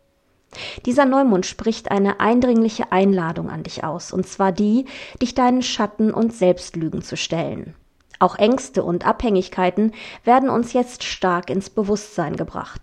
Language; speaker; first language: German; native; German